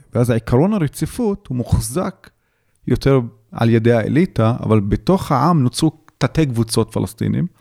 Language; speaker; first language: Hebrew; non-native, local second language; Arabic